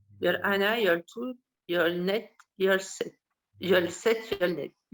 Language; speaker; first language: Korean; non-native, learner; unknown